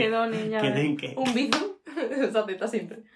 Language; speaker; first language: Spanish; native; Spanish